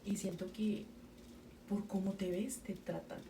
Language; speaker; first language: Spanish; early bilingual, heritage; Spanish